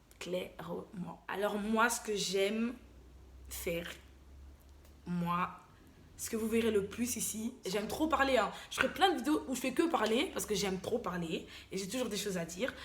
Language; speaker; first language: French; early bilingual, other home language; Lingala